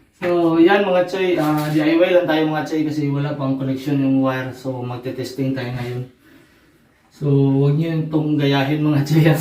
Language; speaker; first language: Filipino; non-native, local second language; Cebuano